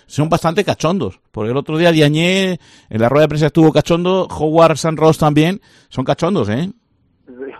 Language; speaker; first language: Spanish; native; Spanish